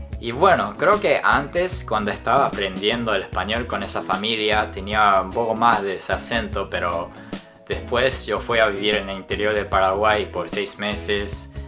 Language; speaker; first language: Spanish; non-native, fluent; Japanese